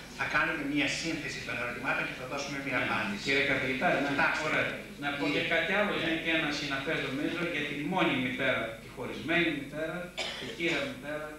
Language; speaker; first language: Greek; native; Greek